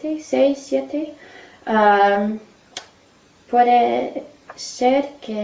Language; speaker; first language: Spanish; non-native, fluent; English